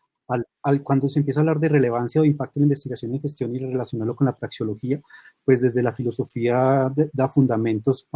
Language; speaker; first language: Spanish; native; Spanish